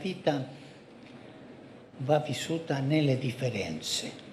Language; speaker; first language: Italian; non-native, fluent; Spanish